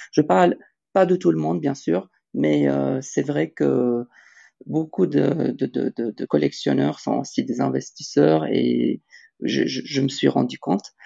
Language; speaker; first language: French; non-native, local second language; Arabic